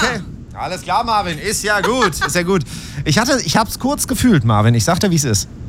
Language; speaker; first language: German; native; German